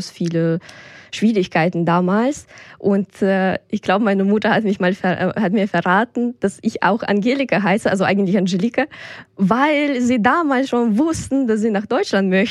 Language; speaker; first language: German; non-native, fluent; Russian